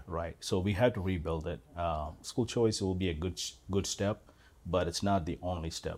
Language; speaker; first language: English; non-native, local second language; Malayalam